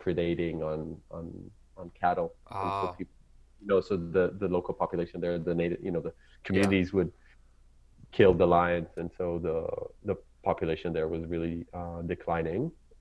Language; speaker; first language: English; non-native, fluent; Hebrew